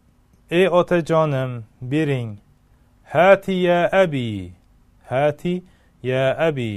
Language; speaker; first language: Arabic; non-native, fluent; Uzbek